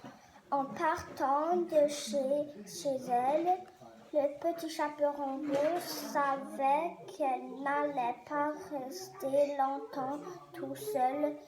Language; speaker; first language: French; non-native, learner; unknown